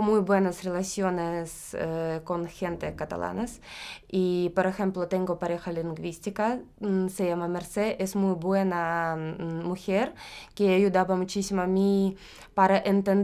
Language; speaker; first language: Spanish; non-native, learner; Ukrainian